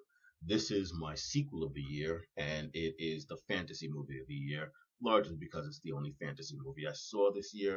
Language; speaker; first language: English; native; English